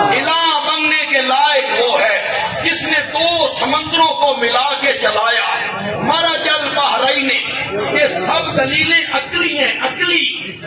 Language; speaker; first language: Urdu; non-native, local second language; Punjabi